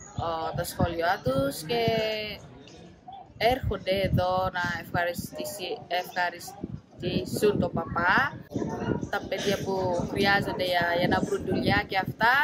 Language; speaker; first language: Greek; non-native, fluent; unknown